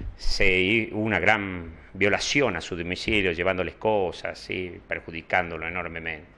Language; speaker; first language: Spanish; native; Spanish